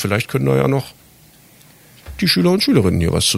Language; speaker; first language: German; native; German